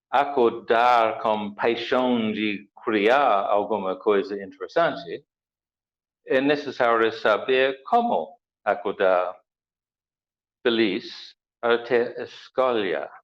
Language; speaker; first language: Portuguese; non-native, learner; English